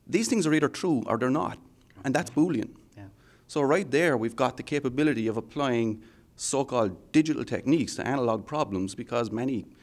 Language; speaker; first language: English; native; English